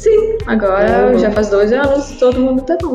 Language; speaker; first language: Portuguese; non-native, learner; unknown